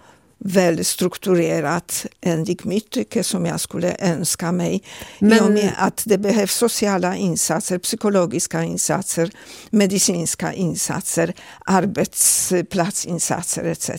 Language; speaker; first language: Swedish; non-native, fluent; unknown